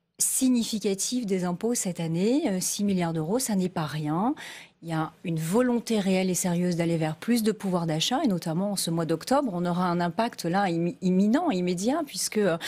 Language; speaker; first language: French; native; French